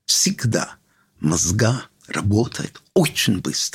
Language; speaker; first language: Russian; non-native, learner; English